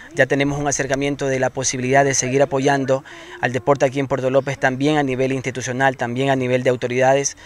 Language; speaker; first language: Spanish; native; Spanish